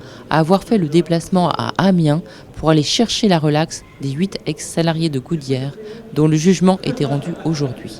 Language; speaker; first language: French; native; French